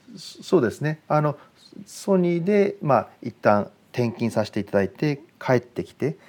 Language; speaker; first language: Japanese; early bilingual, heritage; Japanese